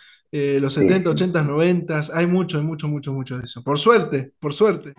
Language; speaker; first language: Spanish; native; Spanish